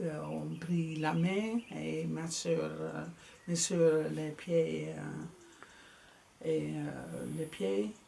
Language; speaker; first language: French; non-native, fluent; Dutch